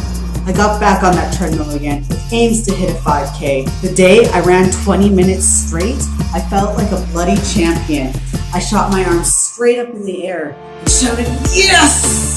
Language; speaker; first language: English; native; English